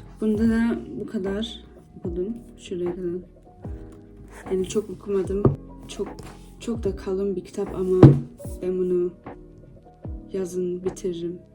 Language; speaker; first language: Turkish; early bilingual, heritage; Turkish